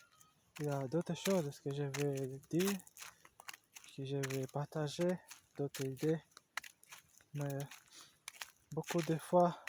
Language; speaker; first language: French; non-native, learner; Portuguese